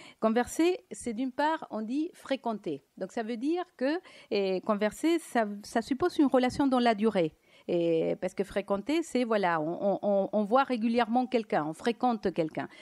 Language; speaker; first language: French; non-native, fluent; Spanish